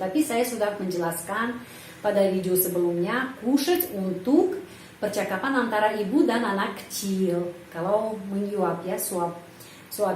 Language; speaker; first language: Indonesian; non-native, fluent; Russian